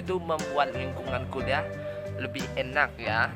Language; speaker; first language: Indonesian; non-native, learner; Khmer